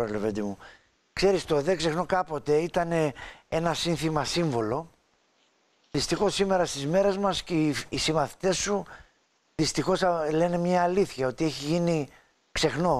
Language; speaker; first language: Greek; native; Greek